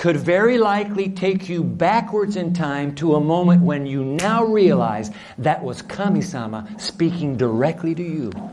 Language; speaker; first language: English; early bilingual, other home language; Japanese